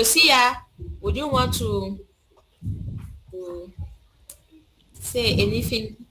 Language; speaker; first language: English; non-native, learner; French